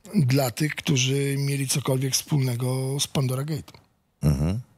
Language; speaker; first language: Polish; native; Polish